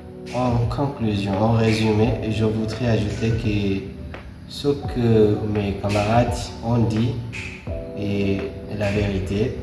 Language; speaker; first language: French; non-native, learner; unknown